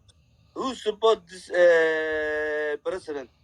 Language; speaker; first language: English; non-native, learner; Somali